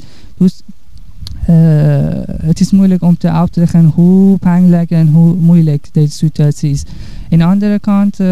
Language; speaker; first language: Dutch; non-native, learner; Persian